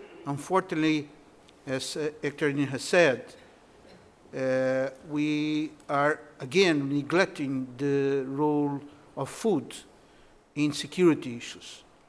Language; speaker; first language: English; non-native, fluent; Portuguese